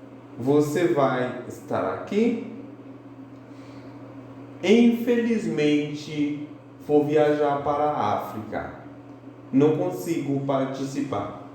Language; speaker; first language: Portuguese; non-native, fluent; Haitian Creole